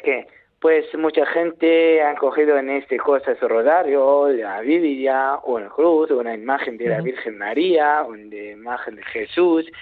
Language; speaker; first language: Spanish; non-native, learner; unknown